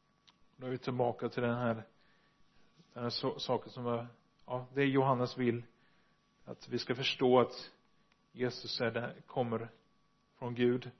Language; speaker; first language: Swedish; non-native, fluent; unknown